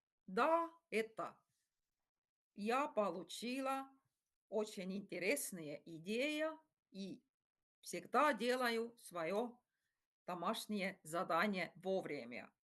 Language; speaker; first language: Russian; non-native, fluent; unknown